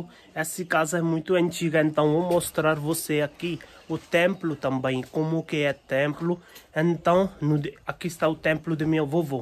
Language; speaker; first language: Portuguese; non-native, learner; Hindi